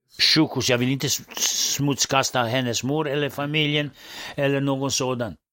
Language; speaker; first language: Swedish; non-native, fluent; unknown